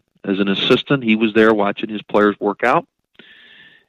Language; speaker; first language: English; native; English